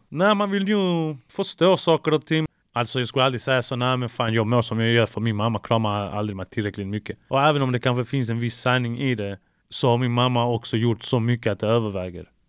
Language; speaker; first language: Swedish; early bilingual, other home language; Spanish